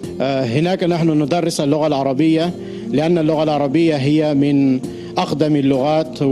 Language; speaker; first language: Arabic; non-native, fluent; Urdu